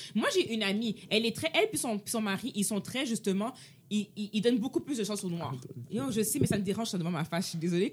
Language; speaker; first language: French; native; French